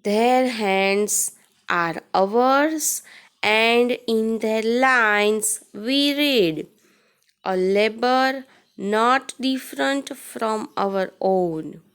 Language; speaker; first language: English; non-native, local second language; Gujarati